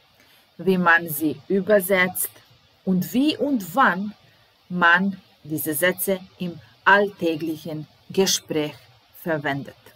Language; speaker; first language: German; non-native, fluent; Serbian